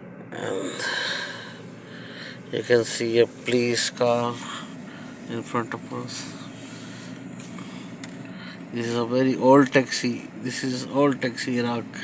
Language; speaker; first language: English; non-native, fluent; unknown